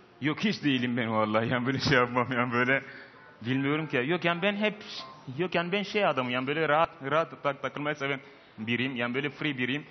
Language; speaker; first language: Turkish; non-native, fluent; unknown